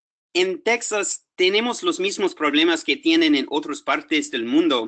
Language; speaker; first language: Spanish; non-native, fluent; English